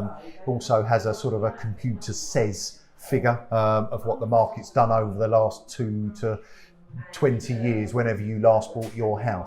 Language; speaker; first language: English; native; English